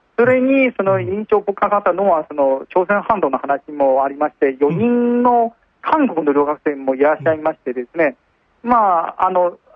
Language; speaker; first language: Japanese; non-native, fluent; Chinese